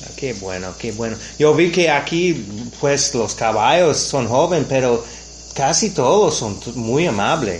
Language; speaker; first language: Spanish; non-native, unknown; English